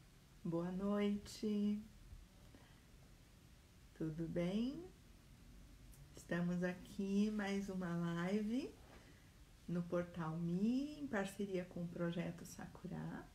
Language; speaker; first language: Portuguese; native; Portuguese